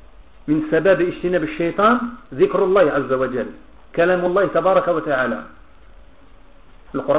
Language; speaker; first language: Arabic; non-native, fluent; French